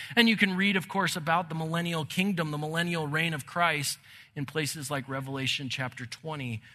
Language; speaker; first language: English; native; English